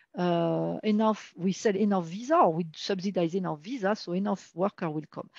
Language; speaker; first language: English; non-native, fluent; French